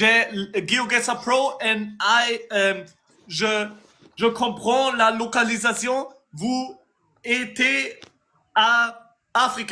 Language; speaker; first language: French; non-native, learner; German